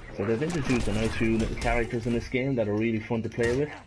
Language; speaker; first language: English; native; English